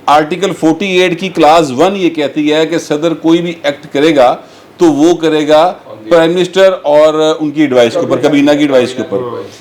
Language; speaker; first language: Urdu; non-native, local second language; Punjabi